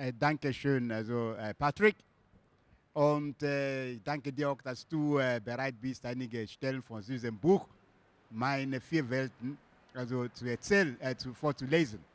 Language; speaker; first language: German; non-native, fluent; Igbo